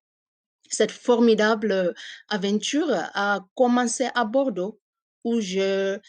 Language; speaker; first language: French; non-native, fluent; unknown